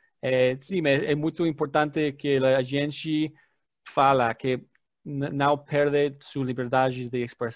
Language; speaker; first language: Portuguese; non-native, learner; English